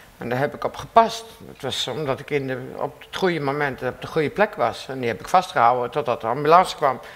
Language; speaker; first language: Dutch; non-native, local second language; Western Frisian